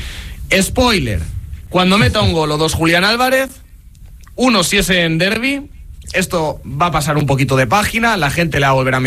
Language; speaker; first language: Spanish; native; Spanish